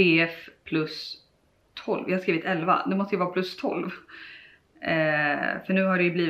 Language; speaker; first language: Swedish; native; Swedish